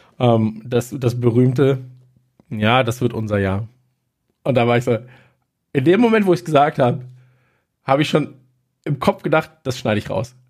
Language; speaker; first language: German; native; German